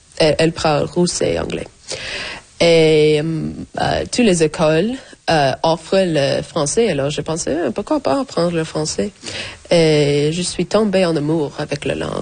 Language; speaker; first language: French; non-native, local second language; English